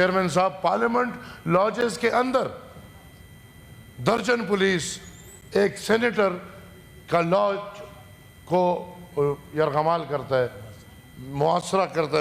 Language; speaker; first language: Urdu; non-native, local second language; Pashto